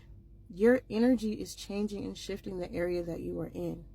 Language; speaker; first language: English; native; English